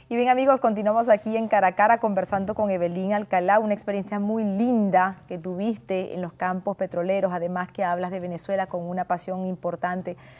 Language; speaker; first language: Spanish; native; Spanish